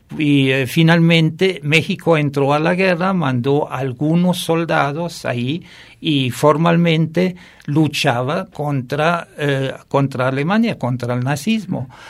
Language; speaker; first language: Spanish; non-native, fluent; German